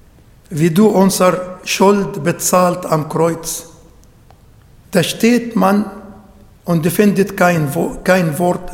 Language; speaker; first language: German; non-native, fluent; Arabic